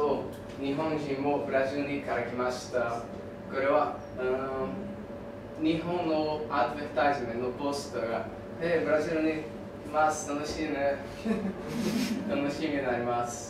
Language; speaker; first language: Japanese; non-native, learner; Portuguese